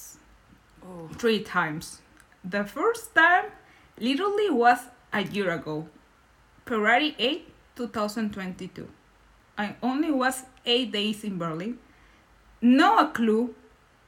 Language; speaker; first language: English; non-native, learner; Spanish